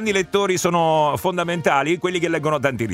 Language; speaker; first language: Italian; native; Italian